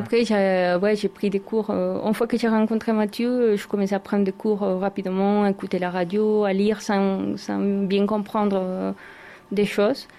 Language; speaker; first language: French; non-native, learner; Spanish